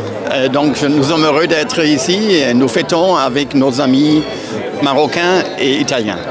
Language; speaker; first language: French; non-native, fluent; German